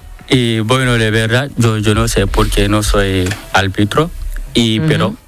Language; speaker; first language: Spanish; non-native, learner; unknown